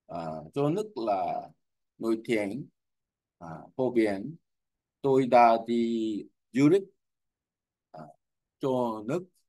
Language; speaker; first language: Vietnamese; non-native, learner; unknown